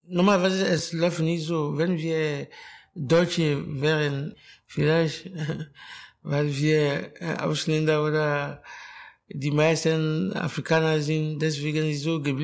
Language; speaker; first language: German; non-native, learner; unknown